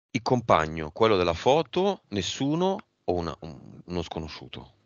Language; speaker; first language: Italian; native; Italian